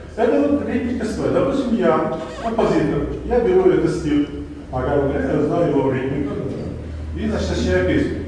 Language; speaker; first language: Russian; non-native, local second language; Tajik